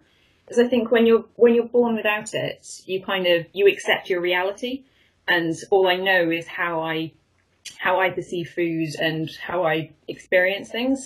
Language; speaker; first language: English; native; English